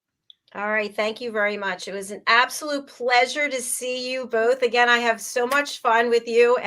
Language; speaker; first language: English; native; English